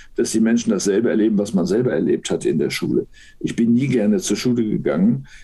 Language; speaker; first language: German; native; German